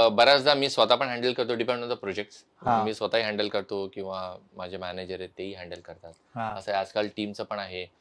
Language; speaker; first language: Marathi; native; Marathi